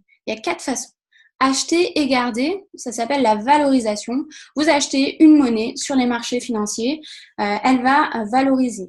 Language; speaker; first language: French; native; French